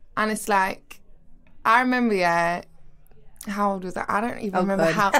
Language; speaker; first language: English; native; English